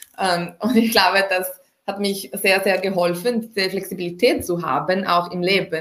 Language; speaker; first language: German; non-native, fluent; Italian